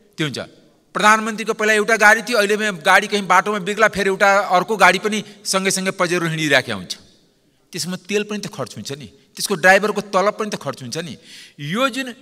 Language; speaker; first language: Nepali; non-native, local second language; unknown